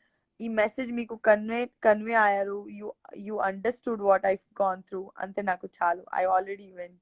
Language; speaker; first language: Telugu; non-native, learner; Gujarati